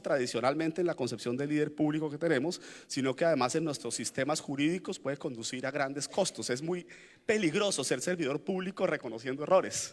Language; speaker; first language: Spanish; native; Spanish